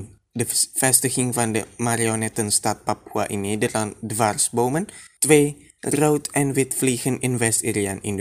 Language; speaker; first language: Dutch; non-native, fluent; Indonesian